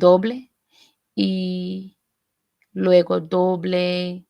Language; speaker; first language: Spanish; non-native, learner; English